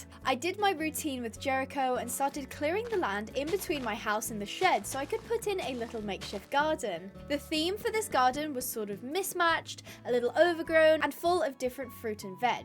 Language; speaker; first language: English; native; English